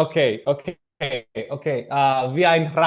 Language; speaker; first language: German; non-native, learner; Portuguese